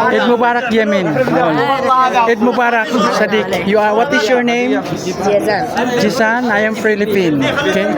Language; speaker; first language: English; non-native, learner; Filipino